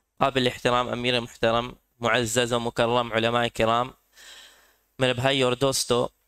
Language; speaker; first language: Urdu; native; Urdu